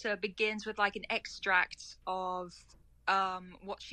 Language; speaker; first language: English; native; English